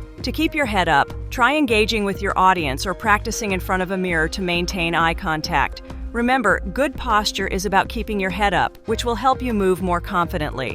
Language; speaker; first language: English; non-native, fluent; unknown